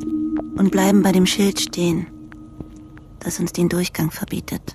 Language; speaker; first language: German; native; German